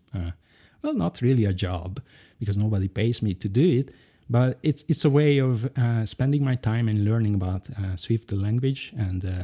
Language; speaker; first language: English; non-native, fluent; Hungarian